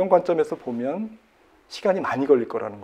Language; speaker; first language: Korean; native; Korean